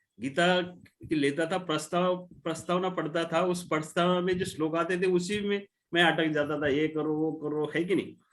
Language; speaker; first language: Hindi; non-native, local second language; Marathi